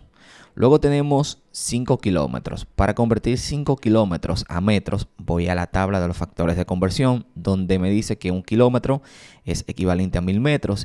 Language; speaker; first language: Spanish; native; Spanish